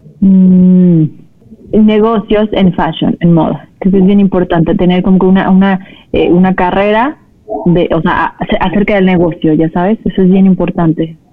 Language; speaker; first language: Spanish; native; Spanish